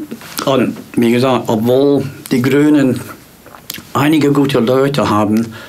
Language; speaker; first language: German; non-native, fluent; English